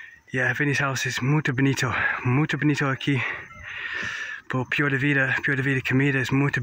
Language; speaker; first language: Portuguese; non-native, learner; English